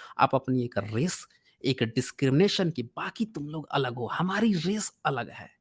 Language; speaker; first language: Hindi; native; Hindi